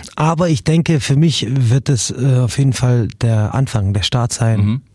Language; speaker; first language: German; early bilingual, other home language; Arabic